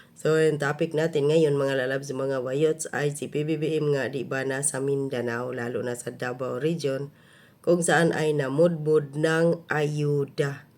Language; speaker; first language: Filipino; non-native, local second language; Cebuano